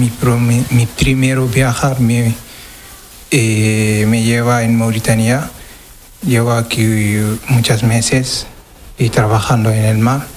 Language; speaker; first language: Spanish; non-native, learner; Wolof